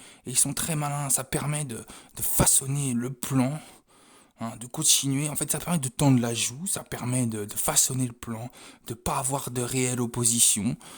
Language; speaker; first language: French; native; French